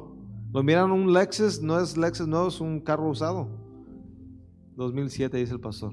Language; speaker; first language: Spanish; early bilingual, heritage; Spanish